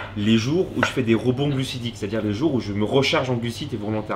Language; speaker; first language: French; native; French